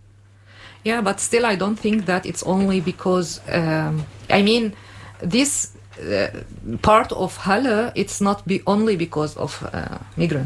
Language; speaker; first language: English; non-native, fluent; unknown